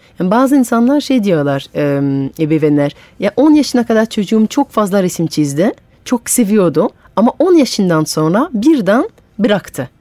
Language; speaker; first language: Turkish; non-native, fluent; French